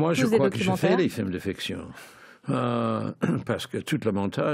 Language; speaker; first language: French; non-native, fluent; English